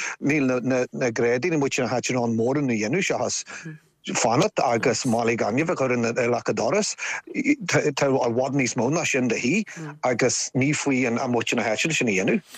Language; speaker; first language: Irish; non-native, local second language; English